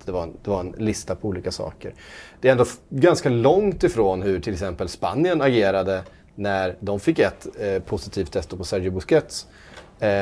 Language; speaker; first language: Swedish; native; Swedish